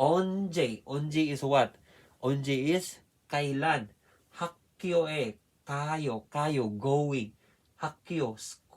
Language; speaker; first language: English; non-native, learner; Filipino